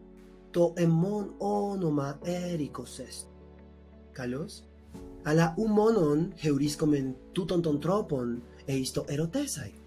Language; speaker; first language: Greek; non-native, fluent; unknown